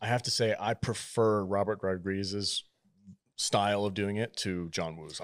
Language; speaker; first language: English; native; English